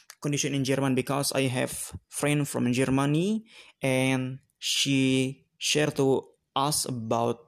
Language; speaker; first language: English; non-native, learner; Indonesian